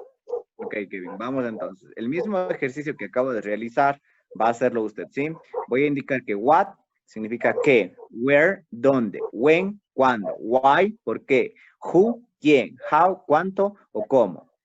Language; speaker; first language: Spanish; native; Spanish